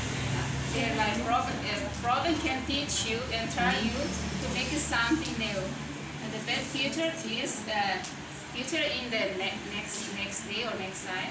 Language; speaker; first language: English; non-native, learner; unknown